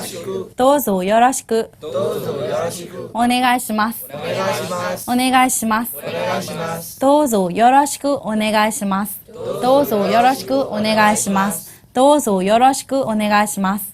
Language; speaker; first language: Japanese; non-native, fluent; Burmese